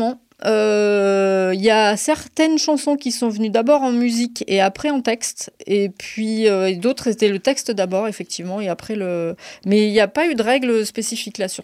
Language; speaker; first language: French; native; French